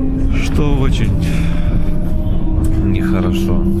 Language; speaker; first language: Russian; native; Russian